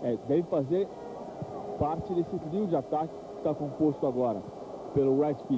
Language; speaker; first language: Portuguese; native; Portuguese